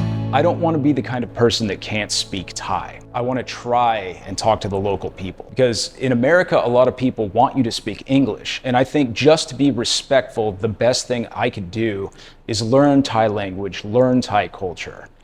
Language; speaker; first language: English; native; English